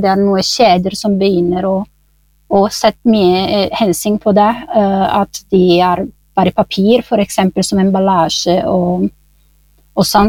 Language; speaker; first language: Norwegian; non-native, fluent; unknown